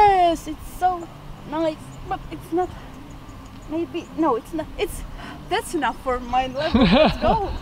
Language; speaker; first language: English; non-native, learner; Russian